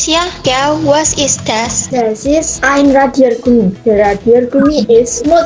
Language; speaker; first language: German; non-native, learner; Indonesian